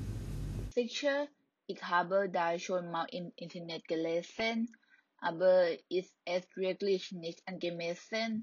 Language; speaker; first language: German; non-native, learner; Thai